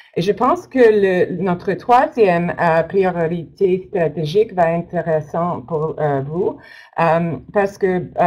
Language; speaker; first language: French; non-native, learner; English